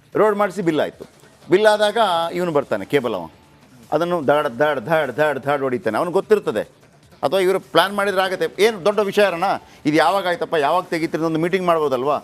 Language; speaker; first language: Kannada; native; Kannada